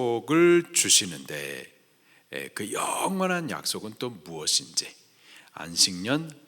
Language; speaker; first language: Korean; native; Korean